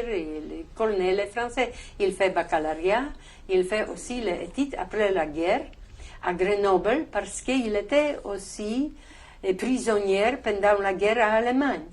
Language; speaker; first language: French; non-native, learner; Polish